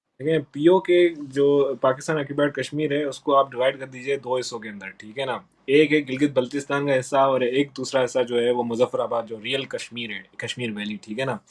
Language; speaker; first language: Urdu; non-native, local second language; Sindhi